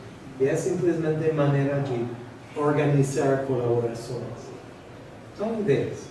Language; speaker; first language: Portuguese; non-native, fluent; English